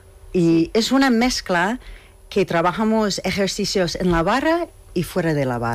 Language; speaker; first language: Spanish; non-native, fluent; English